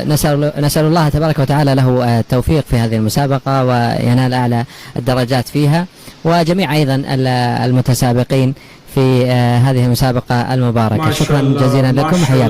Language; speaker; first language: Arabic; native; Arabic